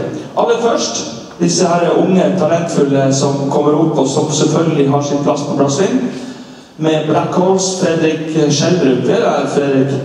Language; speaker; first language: Norwegian; native; Norwegian